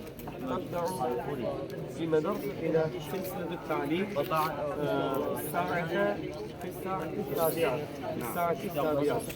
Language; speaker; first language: Arabic; non-native, learner; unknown